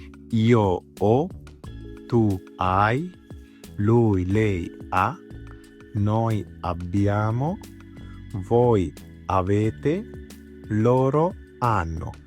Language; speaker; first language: Italian; non-native, fluent; Sinhala